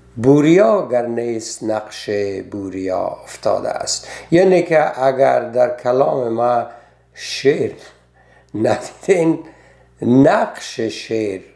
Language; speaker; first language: Persian; native; Persian